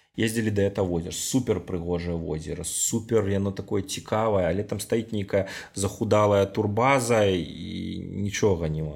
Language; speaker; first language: Belarusian; non-native, local second language; Russian